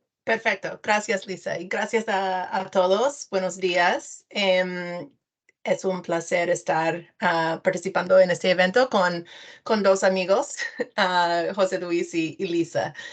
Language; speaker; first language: Spanish; non-native, fluent; English